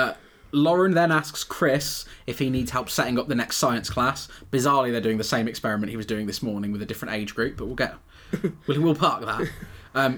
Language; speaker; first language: English; native; English